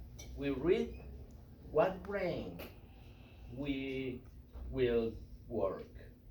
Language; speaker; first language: English; non-native, learner; Spanish